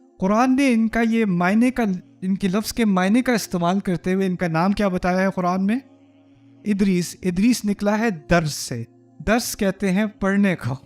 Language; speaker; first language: Urdu; early bilingual, heritage; Urdu